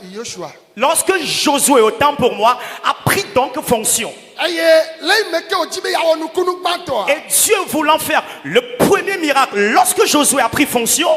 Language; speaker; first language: French; non-native, local second language; Ewe